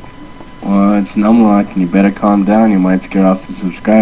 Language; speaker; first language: English; native; English